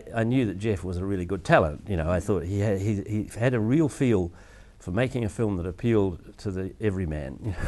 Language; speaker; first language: English; native; English